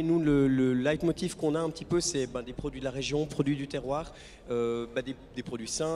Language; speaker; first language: French; native; French